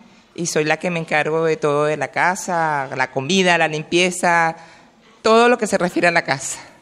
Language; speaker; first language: Spanish; non-native, learner; Italian